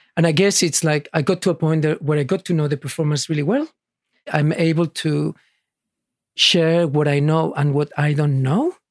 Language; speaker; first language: English; early bilingual, other home language; Catalan